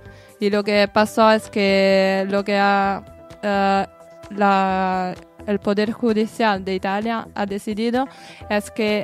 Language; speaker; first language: Spanish; non-native, learner; Italian